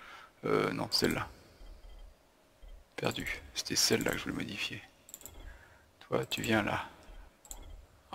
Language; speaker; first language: French; native; French